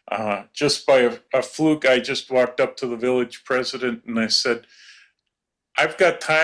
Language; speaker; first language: English; native; English